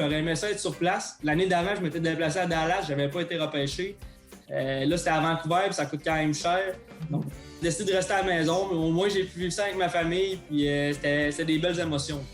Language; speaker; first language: French; native; French